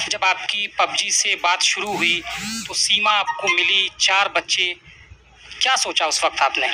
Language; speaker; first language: Hindi; native; Hindi